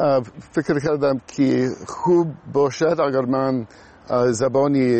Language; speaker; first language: Persian; non-native, fluent; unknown